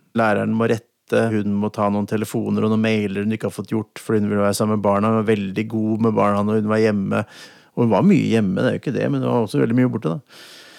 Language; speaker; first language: Norwegian; native; Norwegian